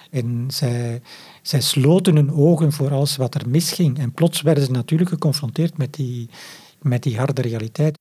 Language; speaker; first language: Dutch; native; Dutch